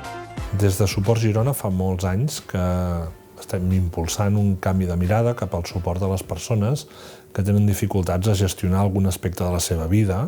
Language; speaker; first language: Catalan; native; Catalan